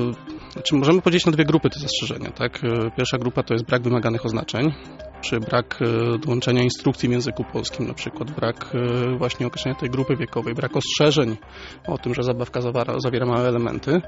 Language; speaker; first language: Polish; native; Polish